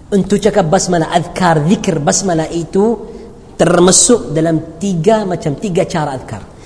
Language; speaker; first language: Indonesian; non-native, learner; Arabic